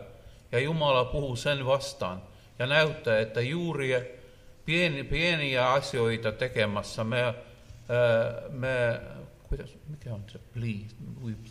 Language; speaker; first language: Finnish; non-native, learner; Russian